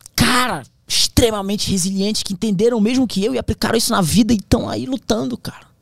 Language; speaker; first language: Portuguese; native; Portuguese